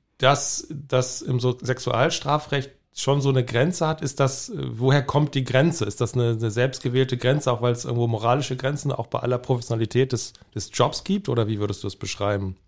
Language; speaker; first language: German; native; German